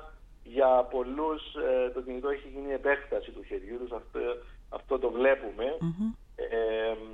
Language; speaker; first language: Greek; native; Greek